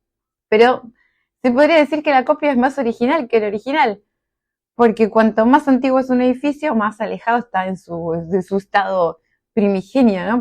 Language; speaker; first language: Spanish; native; Spanish